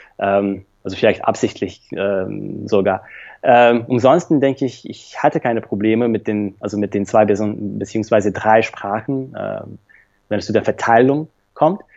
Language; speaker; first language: German; non-native, fluent; Slovak